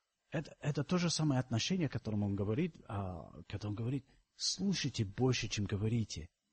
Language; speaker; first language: Russian; non-native, fluent; English